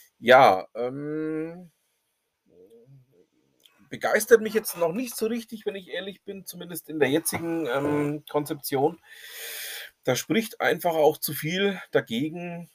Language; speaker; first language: German; native; German